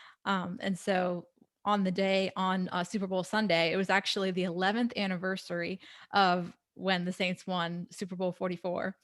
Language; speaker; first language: English; native; English